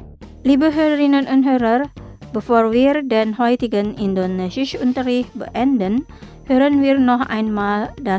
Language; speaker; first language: German; non-native, fluent; Indonesian